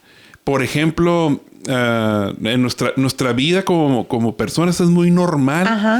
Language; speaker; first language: Spanish; native; Spanish